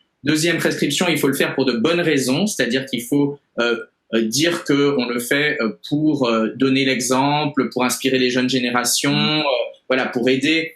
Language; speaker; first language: French; native; French